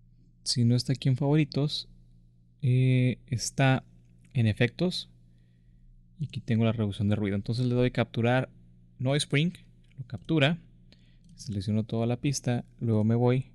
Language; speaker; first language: Spanish; native; Spanish